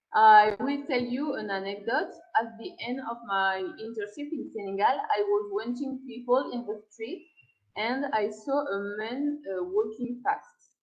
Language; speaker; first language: English; non-native, learner; French